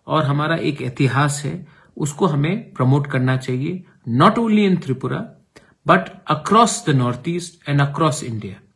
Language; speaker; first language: Hindi; non-native, local second language; Kok Borok